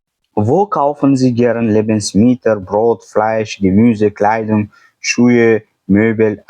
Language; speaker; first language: German; non-native, fluent; Uzbek